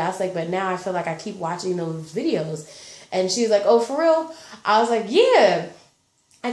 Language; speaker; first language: English; native; English